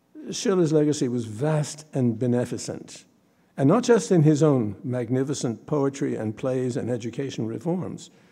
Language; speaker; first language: English; native; English